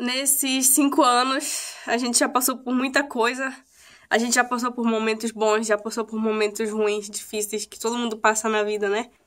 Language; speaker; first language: Portuguese; native; Portuguese